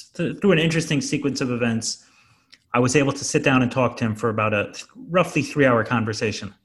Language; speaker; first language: English; native; English